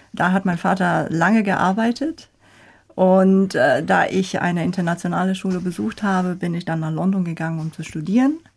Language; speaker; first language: German; non-native, fluent; Korean